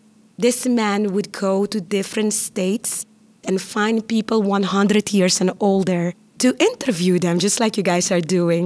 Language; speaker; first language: English; non-native, fluent; Papiamento